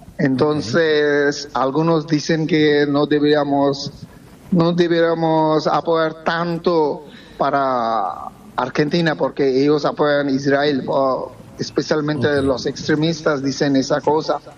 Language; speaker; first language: Spanish; non-native, fluent; Bangla